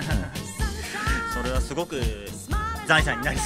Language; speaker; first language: Japanese; native; Japanese